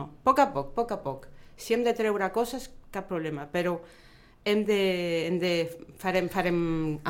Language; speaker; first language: Catalan; non-native, fluent; Spanish